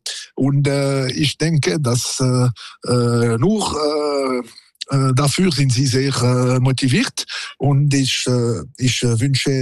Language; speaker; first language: German; non-native, local second language; French